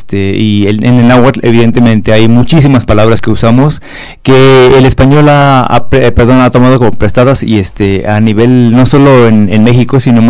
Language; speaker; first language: Spanish; non-native, local second language; Nahuatl languages